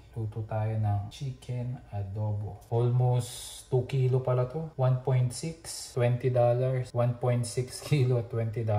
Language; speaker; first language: Filipino; native; Filipino